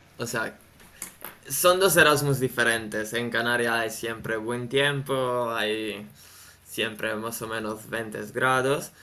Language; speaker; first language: Spanish; non-native, fluent; Italian